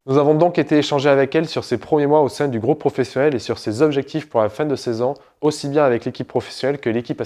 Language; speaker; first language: French; native; French